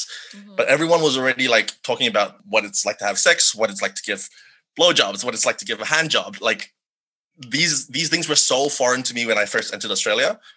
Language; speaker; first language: English; non-native, local second language; Malay